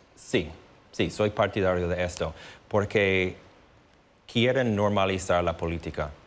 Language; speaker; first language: Spanish; non-native, fluent; English